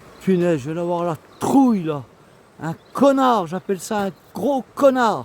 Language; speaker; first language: French; native; French